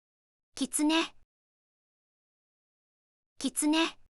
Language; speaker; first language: Japanese; native; Japanese